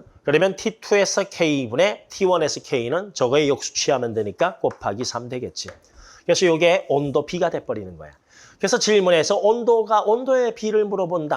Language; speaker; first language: Korean; native; Korean